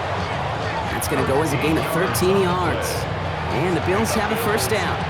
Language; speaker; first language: English; native; English